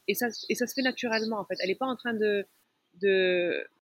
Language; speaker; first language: French; non-native, local second language; Arabic